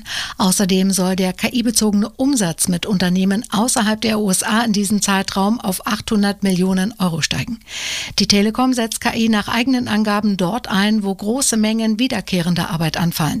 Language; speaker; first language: German; native; German